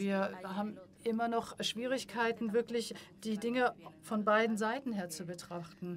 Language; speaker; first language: German; non-native, fluent; Spanish